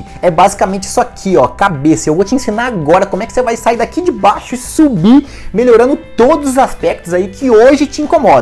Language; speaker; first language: Portuguese; native; Portuguese